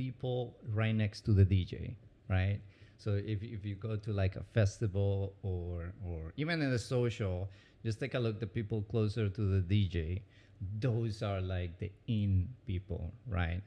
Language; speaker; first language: English; non-native, fluent; Spanish